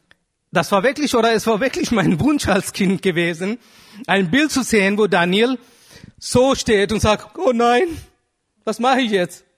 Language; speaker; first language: German; non-native, fluent; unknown